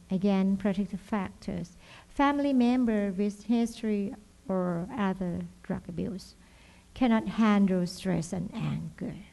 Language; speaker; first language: English; non-native, learner; Thai